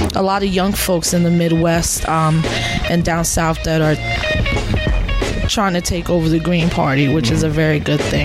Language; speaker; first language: English; native; English